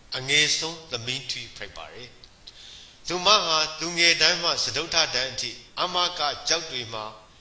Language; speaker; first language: Burmese; native; Burmese